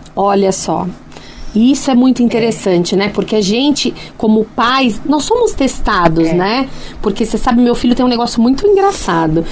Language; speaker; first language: Portuguese; native; Portuguese